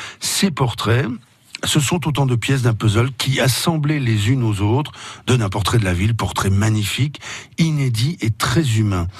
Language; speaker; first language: French; native; French